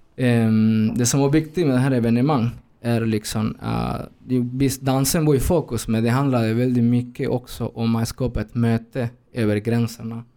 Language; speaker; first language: Swedish; non-native, fluent; Spanish